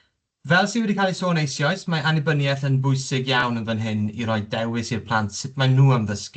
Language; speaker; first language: Welsh; native; Welsh